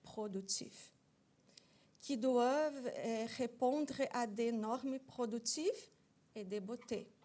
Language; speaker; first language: French; non-native, fluent; Portuguese